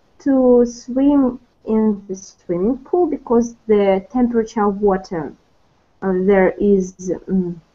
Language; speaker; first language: English; non-native, learner; Russian